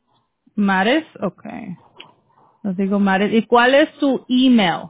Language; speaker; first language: Spanish; early bilingual, heritage; Spanish